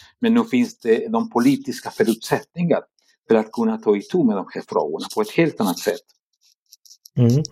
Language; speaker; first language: Swedish; non-native, fluent; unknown